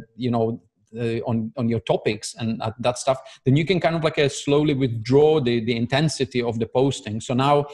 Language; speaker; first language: English; non-native, fluent; Czech